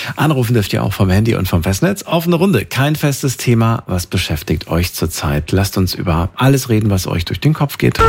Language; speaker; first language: German; native; German